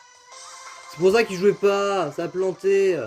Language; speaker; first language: French; native; French